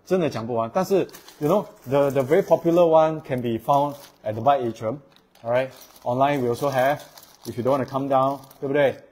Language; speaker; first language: English; non-native, local second language; Chinese